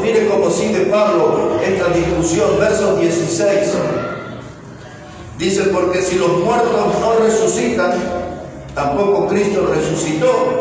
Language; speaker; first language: Spanish; native; Spanish